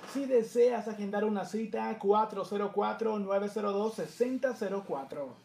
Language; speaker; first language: Spanish; native; Spanish